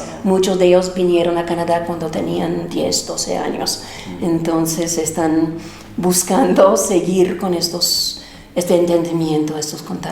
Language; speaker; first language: Spanish; non-native, fluent; English